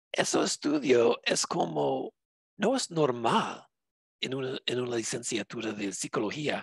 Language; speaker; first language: Spanish; non-native, fluent; English